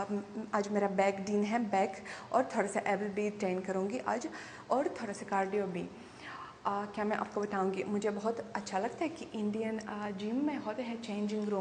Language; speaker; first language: Hindi; non-native, fluent; Russian